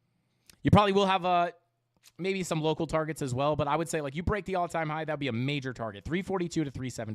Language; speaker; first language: English; native; English